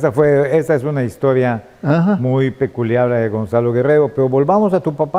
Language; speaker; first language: Spanish; native; Spanish